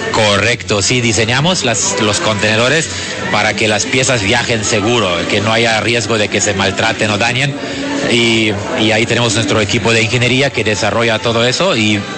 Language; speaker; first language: Spanish; non-native, fluent; German